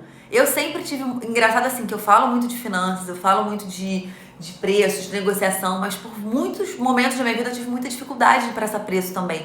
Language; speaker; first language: Portuguese; native; Portuguese